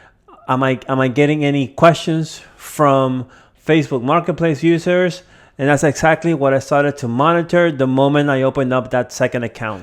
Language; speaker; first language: English; native; English